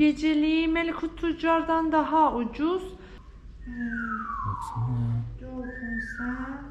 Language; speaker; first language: Turkish; non-native, fluent; Persian